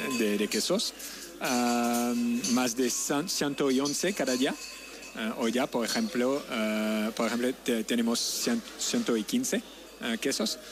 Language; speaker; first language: Spanish; non-native, learner; French